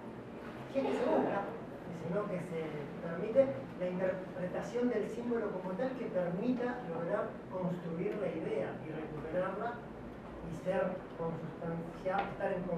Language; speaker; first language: Spanish; native; Spanish